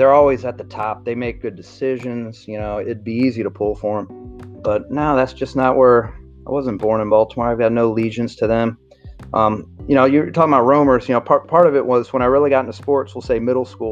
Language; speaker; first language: English; native; English